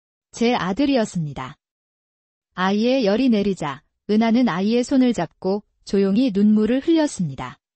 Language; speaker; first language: Korean; native; Korean